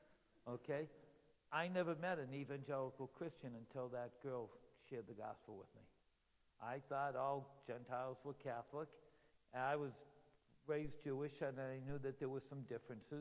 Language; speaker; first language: English; native; English